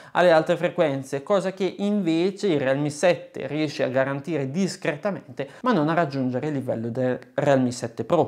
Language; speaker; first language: Italian; native; Italian